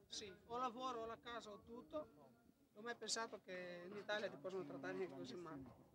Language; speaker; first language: Italian; non-native, fluent; Romanian